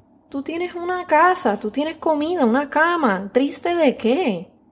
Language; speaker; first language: Spanish; early bilingual, heritage; Spanish